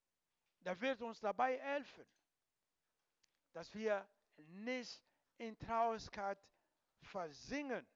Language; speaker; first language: German; non-native, learner; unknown